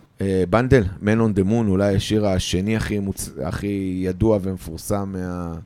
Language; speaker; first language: Hebrew; native; Hebrew